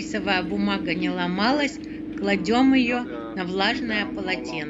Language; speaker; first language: Russian; native; Russian